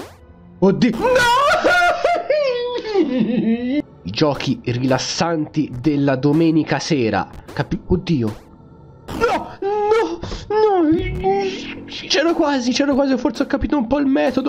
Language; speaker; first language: Italian; native; Italian